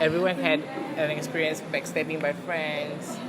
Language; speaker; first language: English; non-native, learner; Malay